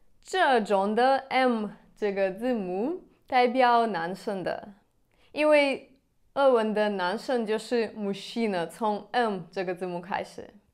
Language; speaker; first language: Chinese; non-native, fluent; Russian